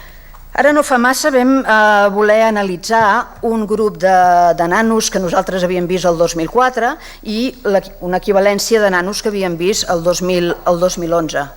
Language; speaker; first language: Catalan; native; Catalan